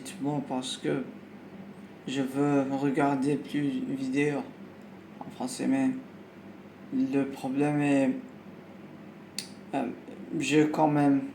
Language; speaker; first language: French; non-native, learner; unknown